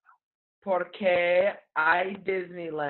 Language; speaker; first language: Spanish; non-native, learner; English